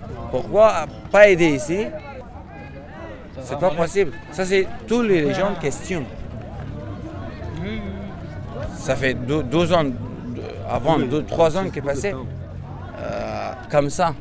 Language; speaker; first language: French; non-native, learner; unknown